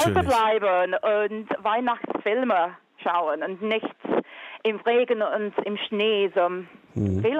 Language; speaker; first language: German; non-native, fluent; English